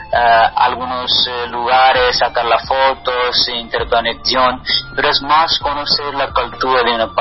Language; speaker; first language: Spanish; non-native, learner; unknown